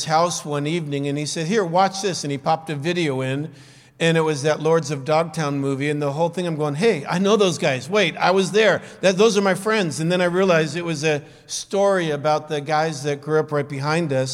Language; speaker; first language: English; native; English